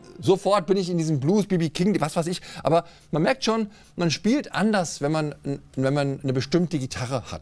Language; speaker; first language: German; native; German